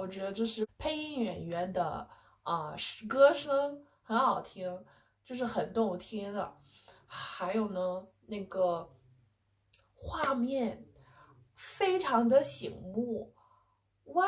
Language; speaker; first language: Chinese; non-native, fluent; English